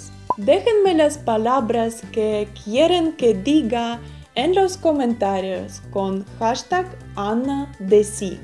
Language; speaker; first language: Spanish; non-native, fluent; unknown